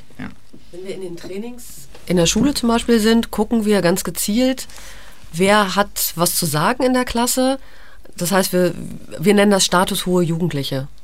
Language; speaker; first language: German; native; German